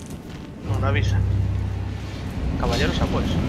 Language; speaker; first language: Spanish; native; Spanish